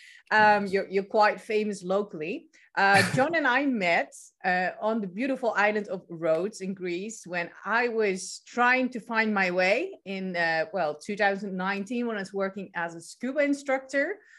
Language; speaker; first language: English; non-native, fluent; Dutch